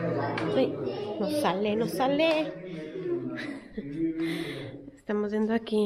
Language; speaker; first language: Spanish; native; Spanish